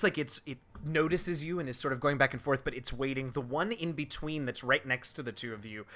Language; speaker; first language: English; native; English